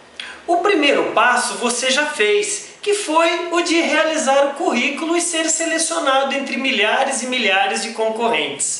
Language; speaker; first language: Portuguese; native; Portuguese